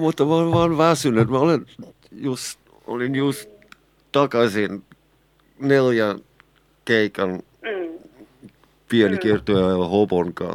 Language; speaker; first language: Finnish; non-native, learner; German